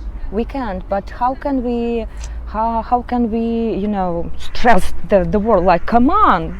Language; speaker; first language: English; non-native, learner; Ukrainian